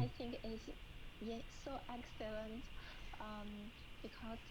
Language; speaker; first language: English; non-native, learner; Chinese